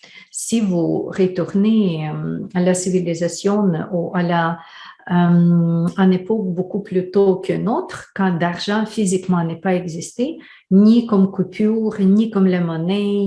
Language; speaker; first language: French; non-native, fluent; Ukrainian